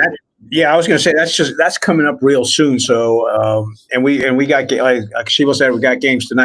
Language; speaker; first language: English; native; English